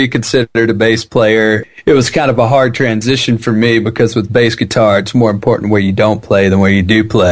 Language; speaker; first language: English; native; English